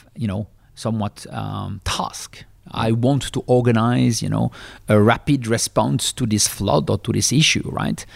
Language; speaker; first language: English; non-native, fluent; French